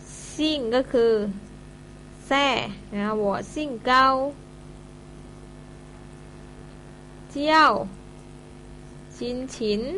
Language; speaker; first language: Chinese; non-native, fluent; Thai